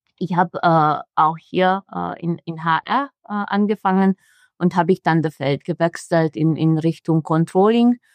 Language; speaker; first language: German; non-native, fluent; Hungarian